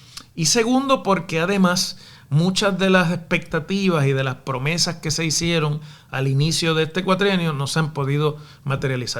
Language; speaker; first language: Spanish; native; Spanish